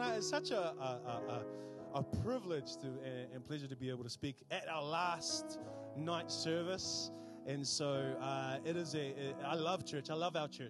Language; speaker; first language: English; native; English